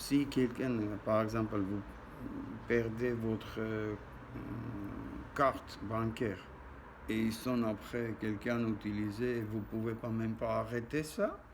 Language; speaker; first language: French; non-native, learner; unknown